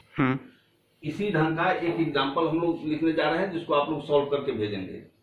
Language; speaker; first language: Hindi; native; Hindi